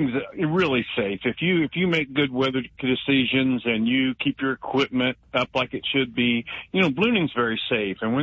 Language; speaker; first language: English; native; English